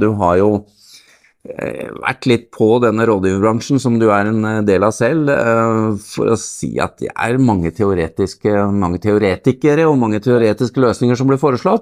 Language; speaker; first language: Norwegian; native; Norwegian